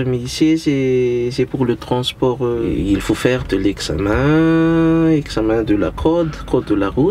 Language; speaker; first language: French; non-native, local second language; Malagasy